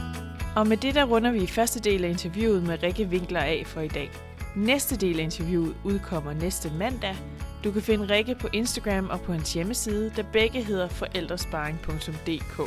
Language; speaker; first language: Danish; native; Danish